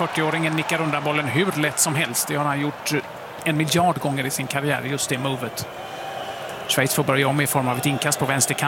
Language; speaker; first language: Swedish; native; Swedish